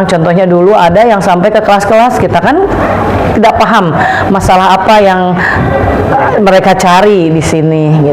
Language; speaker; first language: Indonesian; native; Indonesian